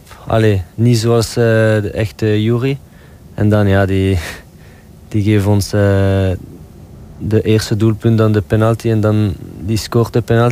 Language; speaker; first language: Dutch; non-native, local second language; French